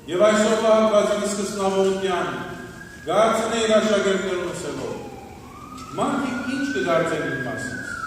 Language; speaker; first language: Armenian; early bilingual, heritage; Armenian